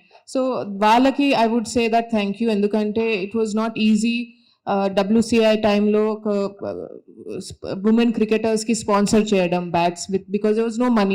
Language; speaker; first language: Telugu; non-native, local second language; Tamil